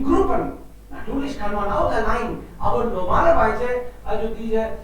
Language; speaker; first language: German; non-native, fluent; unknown